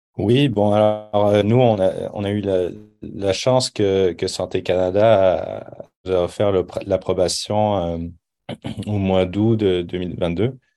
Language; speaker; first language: French; native; French